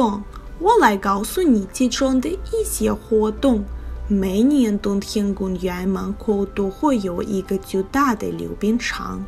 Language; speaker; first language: Chinese; non-native, learner; Russian